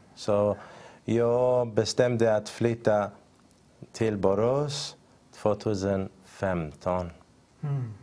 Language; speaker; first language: Swedish; non-native, fluent; Arabic